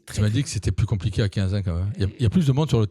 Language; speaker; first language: French; native; French